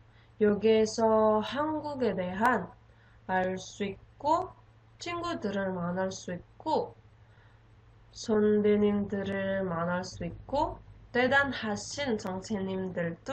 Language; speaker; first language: Korean; non-native, learner; Indonesian